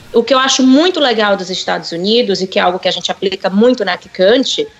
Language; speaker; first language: Portuguese; native; Portuguese